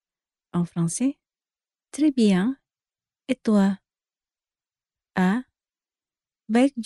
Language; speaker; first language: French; non-native, fluent; Indonesian